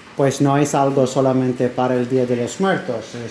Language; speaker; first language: Spanish; non-native, learner; English